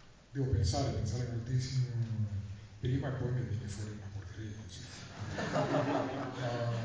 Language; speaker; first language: Italian; non-native, fluent; Spanish